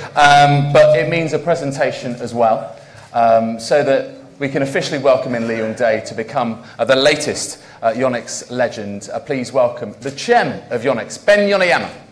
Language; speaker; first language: English; native; English